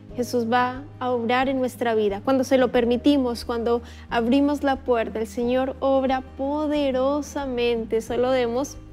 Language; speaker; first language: Spanish; native; Spanish